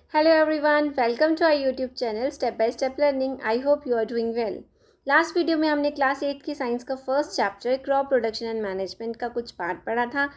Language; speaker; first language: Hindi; non-native, local second language; Dogri